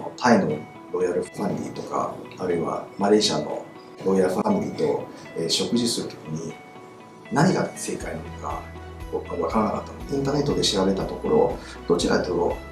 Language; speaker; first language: Japanese; non-native, fluent; Chinese